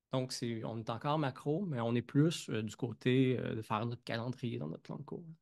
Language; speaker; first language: French; native; French